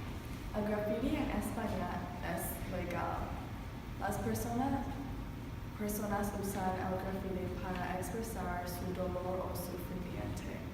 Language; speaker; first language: Spanish; non-native, learner; English